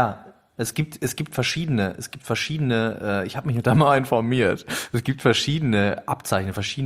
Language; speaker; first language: German; native; German